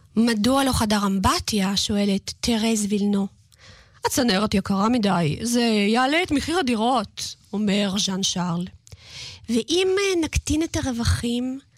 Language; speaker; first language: Hebrew; non-native, fluent; Russian